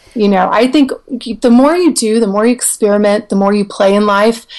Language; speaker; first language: English; native; English